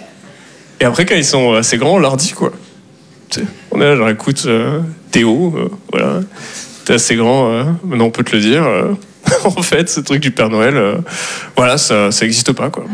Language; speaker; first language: French; native; French